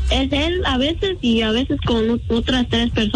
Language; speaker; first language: Spanish; early bilingual, other home language; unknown